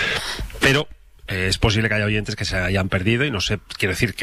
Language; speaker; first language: Spanish; native; Spanish